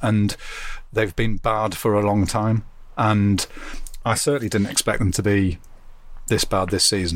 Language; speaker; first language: English; native; English